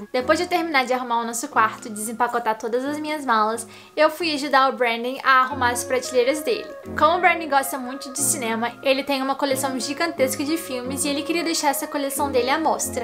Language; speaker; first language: Portuguese; native; Portuguese